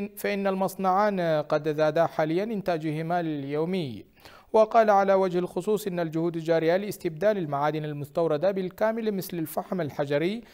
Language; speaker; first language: Arabic; non-native, fluent; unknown